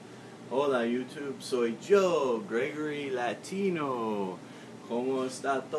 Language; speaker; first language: Spanish; non-native, learner; English